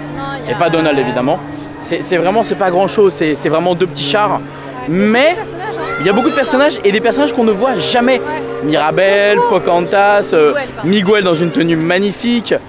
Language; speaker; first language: French; native; French